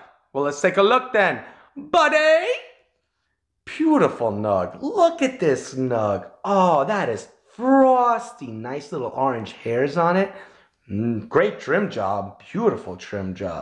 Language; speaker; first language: English; native; English